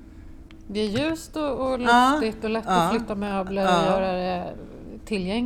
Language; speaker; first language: Swedish; native; Swedish